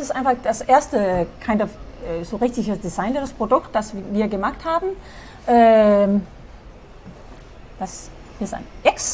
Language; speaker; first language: German; non-native, fluent; Danish